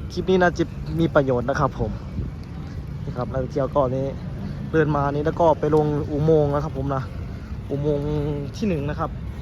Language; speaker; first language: Thai; native; Thai